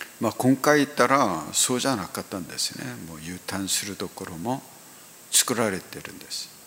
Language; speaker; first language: Japanese; non-native, fluent; Korean